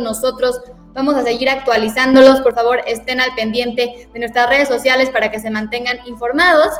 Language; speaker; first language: Spanish; native; Spanish